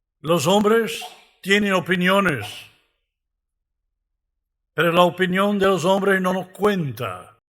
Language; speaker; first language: Spanish; non-native, fluent; Portuguese